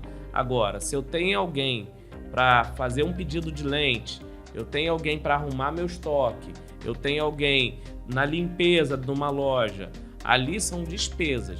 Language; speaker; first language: Portuguese; native; Portuguese